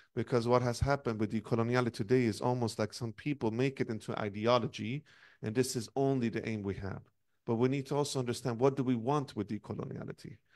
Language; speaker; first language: English; non-native, fluent; Persian